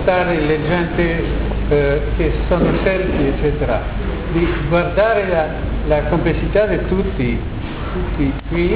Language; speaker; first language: Italian; non-native, learner; French